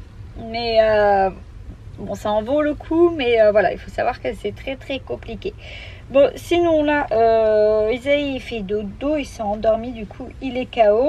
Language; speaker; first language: French; native; French